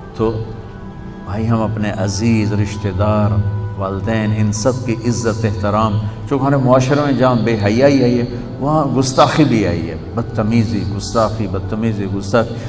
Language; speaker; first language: Urdu; non-native, local second language; Punjabi